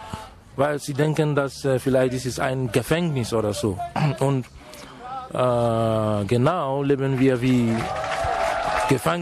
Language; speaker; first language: German; non-native, fluent; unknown